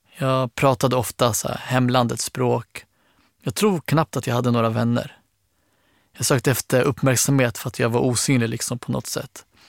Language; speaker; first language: Swedish; early bilingual, other home language; Arabic